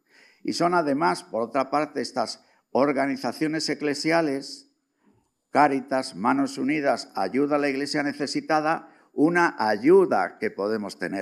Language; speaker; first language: Spanish; native; Spanish